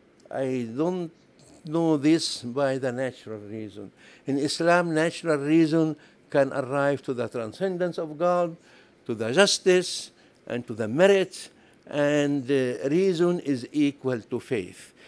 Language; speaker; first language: English; non-native, fluent; Arabic